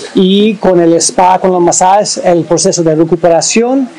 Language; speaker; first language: Spanish; non-native, fluent; English